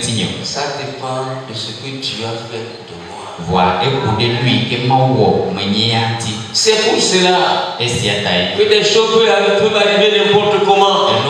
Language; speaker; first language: French; non-native, local second language; Ewe